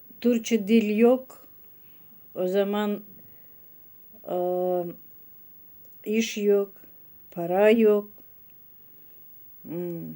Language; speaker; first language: Turkish; non-native, learner; Russian